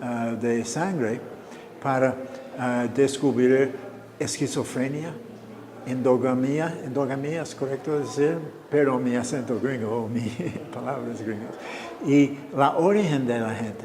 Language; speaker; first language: Spanish; non-native, fluent; English